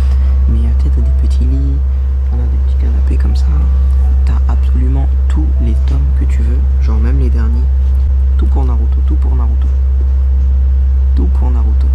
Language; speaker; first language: French; native; French